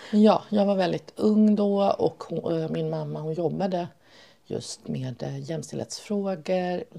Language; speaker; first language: Swedish; early bilingual, other home language; Persian